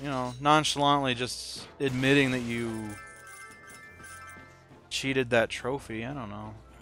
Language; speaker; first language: English; native; English